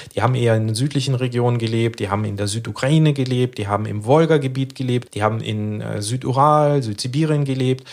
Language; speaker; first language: German; early bilingual, other home language; Russian